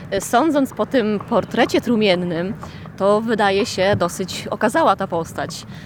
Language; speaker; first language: Polish; native; Polish